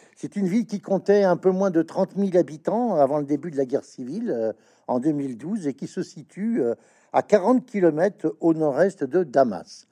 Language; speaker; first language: French; native; French